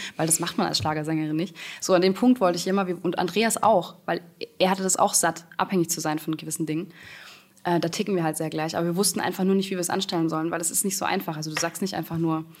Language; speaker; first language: German; native; German